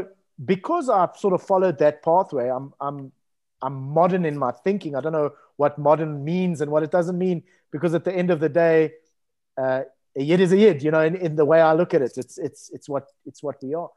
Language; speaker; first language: English; native; English